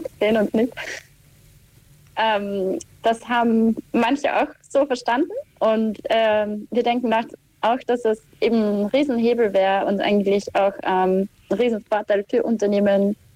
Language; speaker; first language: German; native; German